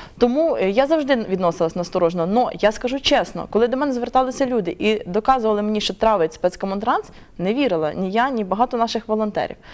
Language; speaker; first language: Ukrainian; native; Ukrainian